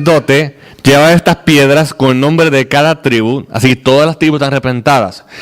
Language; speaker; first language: Spanish; native; Spanish